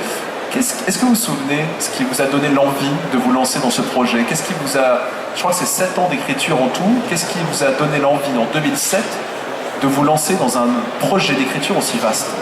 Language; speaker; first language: French; native; French